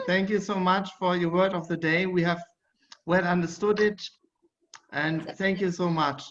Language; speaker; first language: English; non-native, fluent; German